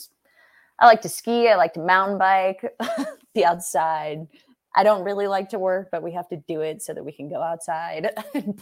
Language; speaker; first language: English; native; English